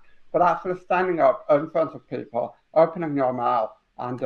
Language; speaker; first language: English; native; English